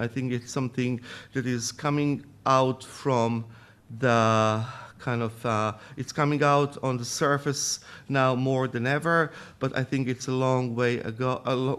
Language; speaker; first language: English; non-native, fluent; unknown